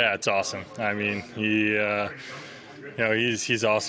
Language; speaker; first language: English; native; English